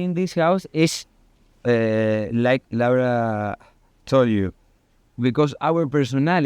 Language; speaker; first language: English; non-native, learner; Spanish